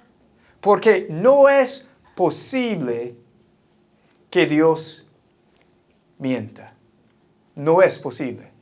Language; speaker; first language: Spanish; non-native, fluent; English